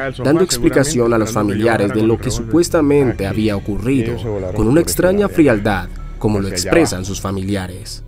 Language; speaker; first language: Spanish; native; Spanish